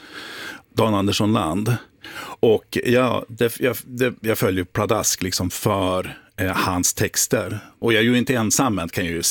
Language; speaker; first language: Swedish; native; Swedish